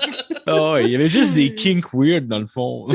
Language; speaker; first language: French; native; French